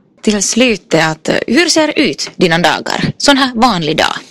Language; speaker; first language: Swedish; non-native, fluent; Finnish